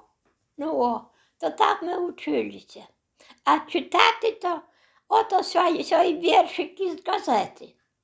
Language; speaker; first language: Polish; non-native, local second language; Belarusian